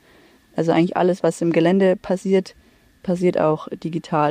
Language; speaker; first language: German; native; German